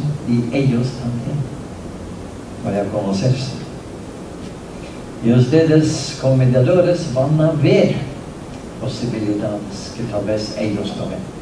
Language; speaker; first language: Spanish; non-native, fluent; Norwegian